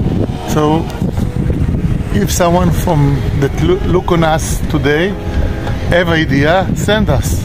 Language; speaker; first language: English; non-native, learner; Hebrew